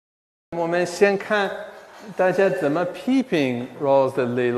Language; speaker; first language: Chinese; non-native, fluent; English